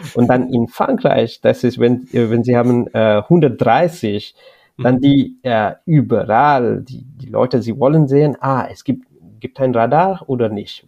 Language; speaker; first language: German; non-native, learner; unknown